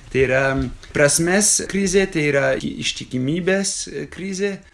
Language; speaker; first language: Lithuanian; non-native, fluent; French